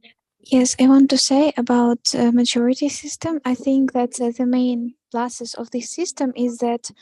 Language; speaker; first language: English; non-native, fluent; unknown